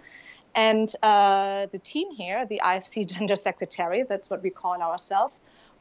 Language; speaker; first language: English; non-native, fluent; German